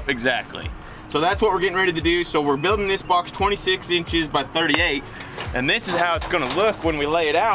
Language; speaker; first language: English; native; English